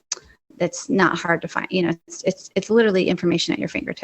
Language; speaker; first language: English; native; English